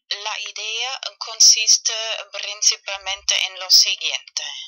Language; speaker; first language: Spanish; non-native, fluent; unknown